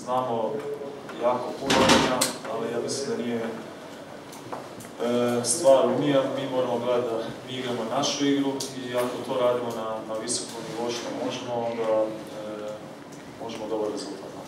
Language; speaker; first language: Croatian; early bilingual, heritage; Croatian